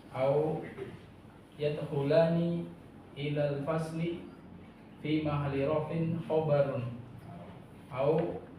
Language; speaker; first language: Arabic; non-native, learner; Indonesian